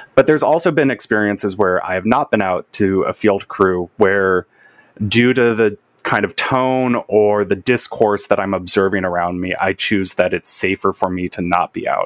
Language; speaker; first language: English; native; English